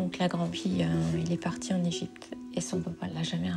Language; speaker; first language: French; native; French